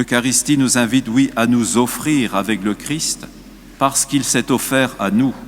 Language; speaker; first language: French; native; French